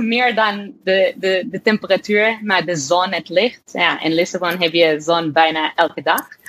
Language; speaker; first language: Dutch; non-native, fluent; Portuguese